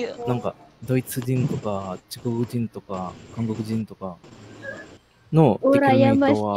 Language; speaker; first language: Japanese; non-native, learner; Filipino